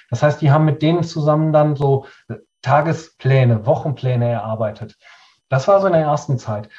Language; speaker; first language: German; native; German